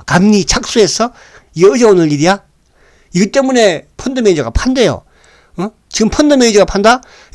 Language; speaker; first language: Korean; native; Korean